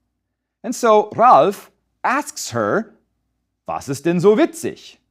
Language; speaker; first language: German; non-native, fluent; English